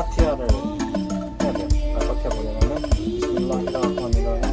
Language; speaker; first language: Korean; non-native, fluent; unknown